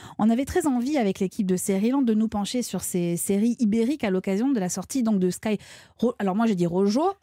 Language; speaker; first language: French; native; French